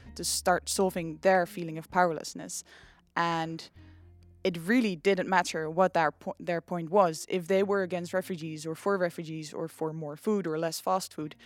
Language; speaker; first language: English; non-native, fluent; Dutch